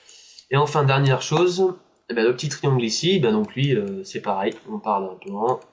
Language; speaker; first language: French; native; French